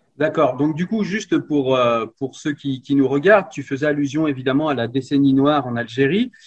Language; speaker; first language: French; native; French